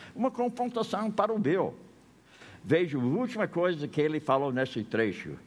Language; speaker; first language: Portuguese; non-native, fluent; English